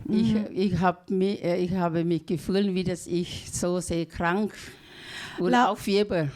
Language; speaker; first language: German; non-native, learner; Thai